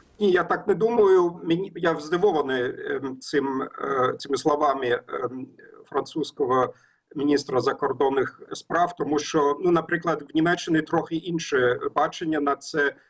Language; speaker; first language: Ukrainian; non-native, learner; German